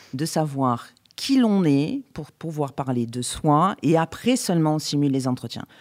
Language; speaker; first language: French; native; French